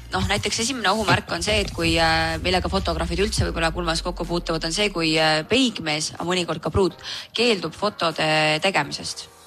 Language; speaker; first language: Estonian; native; Estonian